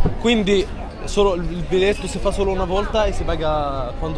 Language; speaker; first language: Italian; non-native, learner; Arabic